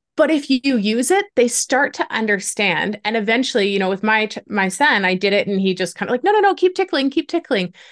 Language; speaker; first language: English; native; English